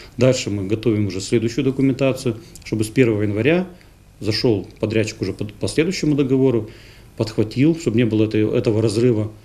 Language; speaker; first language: Russian; native; Russian